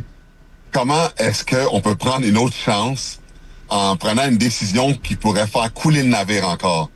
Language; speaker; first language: French; native; French